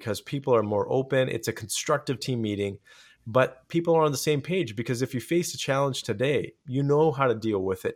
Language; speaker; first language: English; native; English